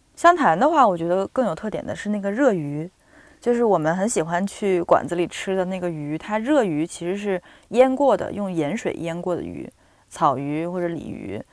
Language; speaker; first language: Chinese; native; Chinese